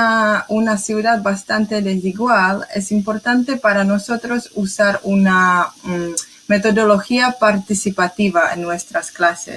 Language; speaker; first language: Spanish; non-native, fluent; English